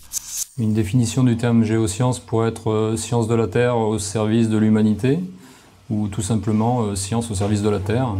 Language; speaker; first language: French; native; French